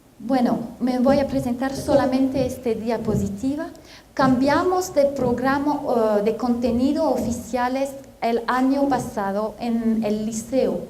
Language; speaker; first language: Spanish; non-native, fluent; French